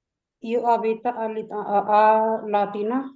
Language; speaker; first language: Italian; non-native, learner; Urdu